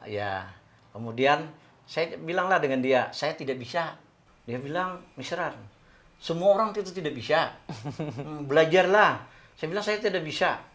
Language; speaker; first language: Malay; non-native, local second language; Banjar